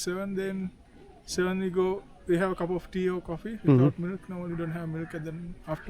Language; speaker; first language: English; non-native, local second language; Sinhala